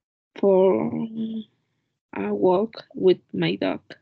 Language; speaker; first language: English; non-native, learner; Spanish